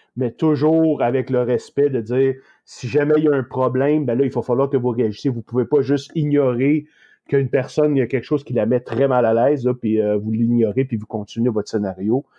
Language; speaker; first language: French; native; French